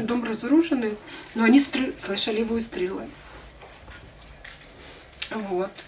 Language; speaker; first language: Russian; native; Russian